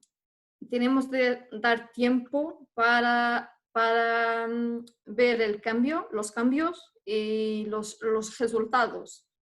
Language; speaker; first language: Spanish; non-native, fluent; Portuguese